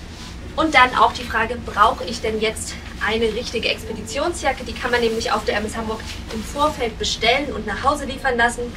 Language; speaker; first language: German; native; German